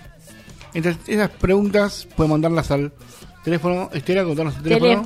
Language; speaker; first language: Spanish; native; Spanish